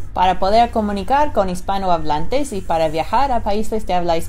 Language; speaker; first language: Spanish; non-native, fluent; English